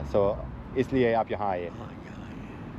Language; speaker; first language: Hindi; non-native, learner; English